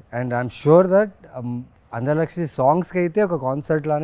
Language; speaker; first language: Telugu; native; Telugu